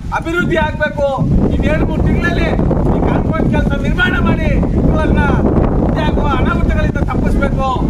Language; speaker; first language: Kannada; native; Kannada